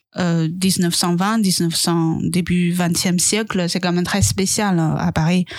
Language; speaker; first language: French; non-native, fluent; Chinese